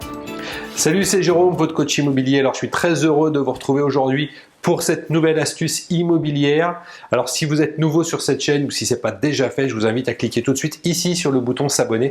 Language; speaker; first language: French; native; French